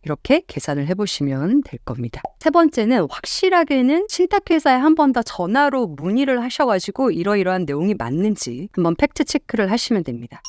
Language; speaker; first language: Korean; native; Korean